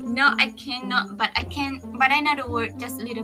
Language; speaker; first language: English; non-native, learner; Thai